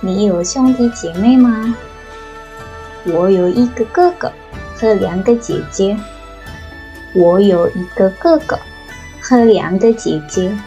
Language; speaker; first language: Chinese; non-native, fluent; Indonesian